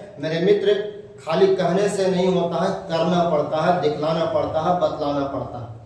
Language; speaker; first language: Hindi; native; Hindi